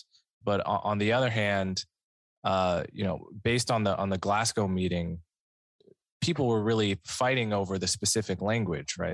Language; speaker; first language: English; native; English